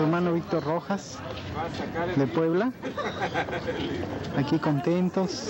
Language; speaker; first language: Spanish; native; Spanish